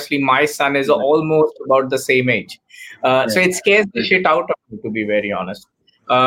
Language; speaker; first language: English; non-native, local second language; Hindi